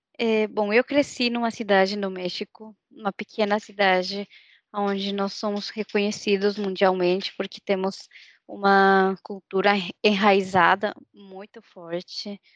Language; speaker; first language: Portuguese; non-native, fluent; Spanish